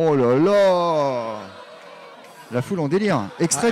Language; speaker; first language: French; native; French